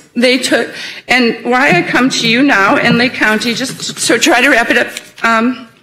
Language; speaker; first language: English; native; English